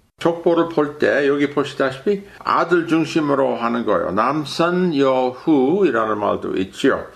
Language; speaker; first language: Korean; non-native, fluent; English